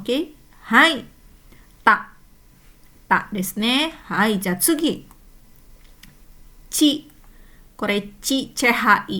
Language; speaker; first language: Japanese; non-native, fluent; Indonesian